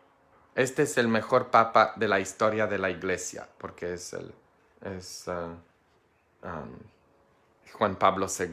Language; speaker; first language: Spanish; non-native, fluent; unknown